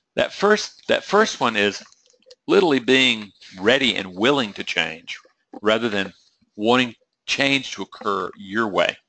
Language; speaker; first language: English; native; English